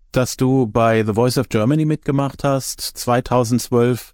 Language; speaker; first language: German; native; German